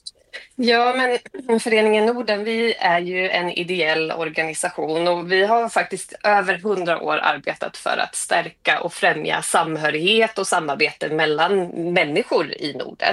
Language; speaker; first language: Swedish; native; Swedish